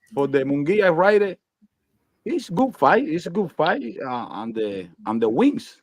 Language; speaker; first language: English; non-native, learner; Spanish